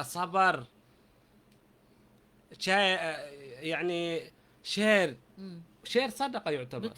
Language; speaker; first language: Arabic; non-native, fluent; Malay